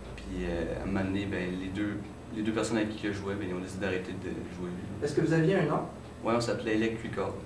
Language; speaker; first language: French; native; French